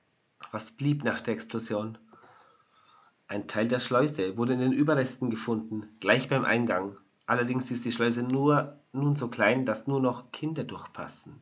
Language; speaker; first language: German; native; German